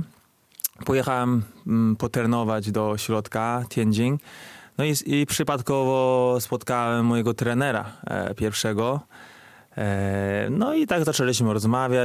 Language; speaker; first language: Polish; non-native, fluent; Chinese